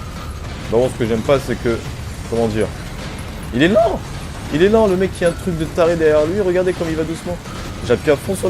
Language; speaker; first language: French; native; French